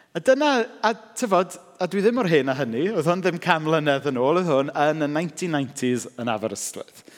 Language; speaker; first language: Welsh; native; Welsh